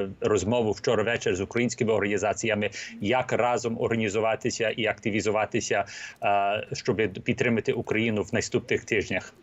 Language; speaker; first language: Ukrainian; early bilingual, heritage; Ukrainian